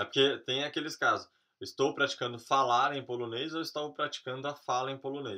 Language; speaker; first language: Portuguese; native; Portuguese